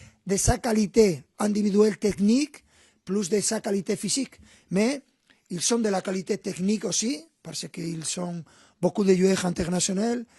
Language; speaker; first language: French; non-native, fluent; Spanish